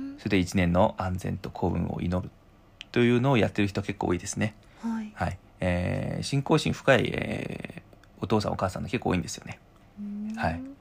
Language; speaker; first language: Japanese; non-native, fluent; Chinese